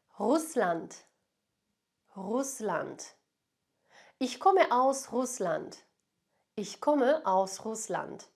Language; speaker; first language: German; non-native, fluent; Turkish